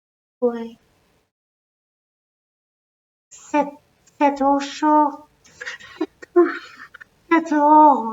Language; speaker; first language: French; non-native, learner; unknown